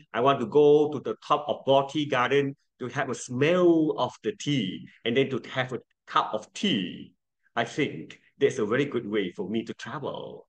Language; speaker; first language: English; non-native, local second language; Chinese